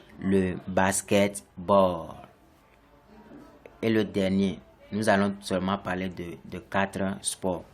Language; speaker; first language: French; non-native, fluent; English